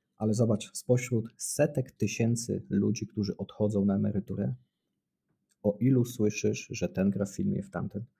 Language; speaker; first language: Polish; native; Polish